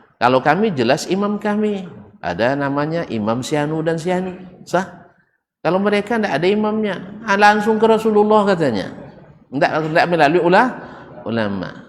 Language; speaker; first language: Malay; native; Malay